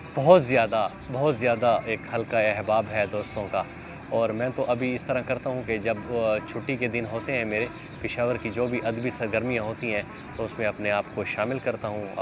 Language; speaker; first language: Urdu; non-native, local second language; Saraiki